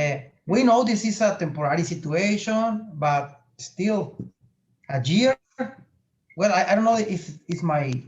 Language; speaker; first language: English; non-native, fluent; Spanish